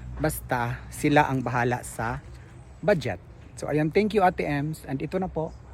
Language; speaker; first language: Filipino; non-native, local second language; Cebuano